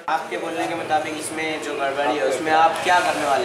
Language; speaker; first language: Hindi; native; Hindi